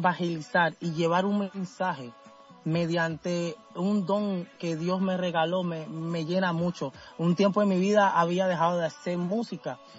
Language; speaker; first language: Spanish; native; Spanish